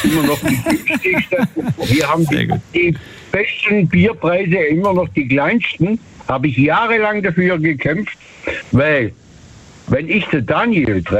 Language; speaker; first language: German; native; German